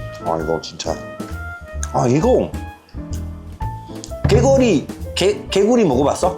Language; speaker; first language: Korean; non-native, fluent; French